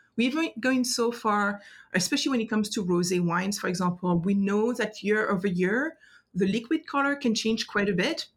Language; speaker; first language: English; non-native, fluent; French